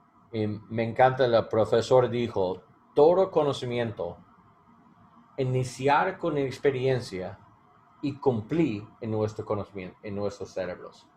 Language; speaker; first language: Spanish; non-native, learner; English